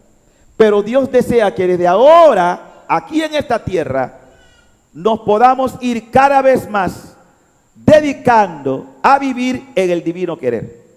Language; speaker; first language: Spanish; native; Spanish